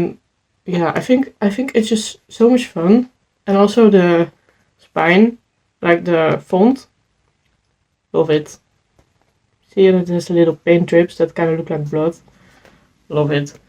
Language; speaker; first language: English; non-native, fluent; Dutch